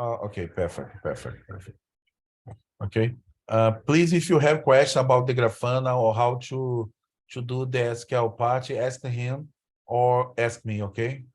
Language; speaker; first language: English; non-native, learner; Portuguese